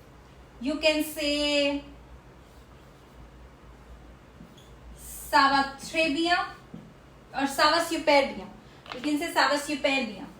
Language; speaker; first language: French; non-native, fluent; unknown